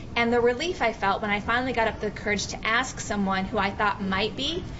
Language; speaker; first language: English; native; English